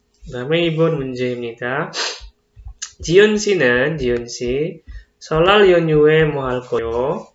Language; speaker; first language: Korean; non-native, fluent; Indonesian